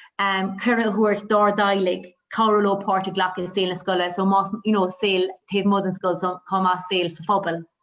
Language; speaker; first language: Irish; native; Irish